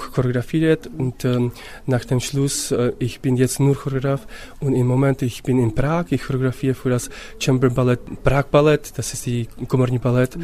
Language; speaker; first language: German; non-native, fluent; Czech